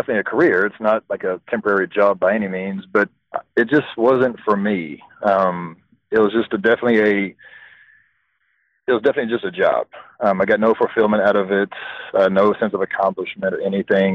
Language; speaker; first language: English; native; English